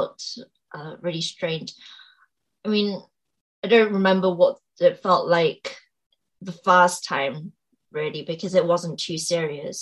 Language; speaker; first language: English; native; English